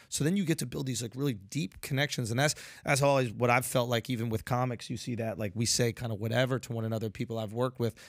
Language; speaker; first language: English; native; English